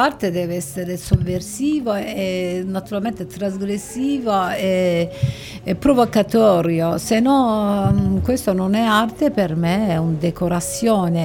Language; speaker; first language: Italian; non-native, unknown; Turkish